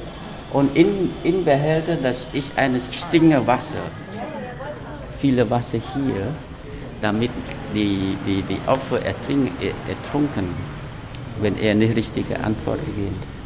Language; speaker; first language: German; non-native, fluent; Khmer